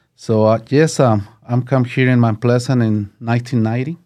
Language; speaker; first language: English; non-native, learner; Spanish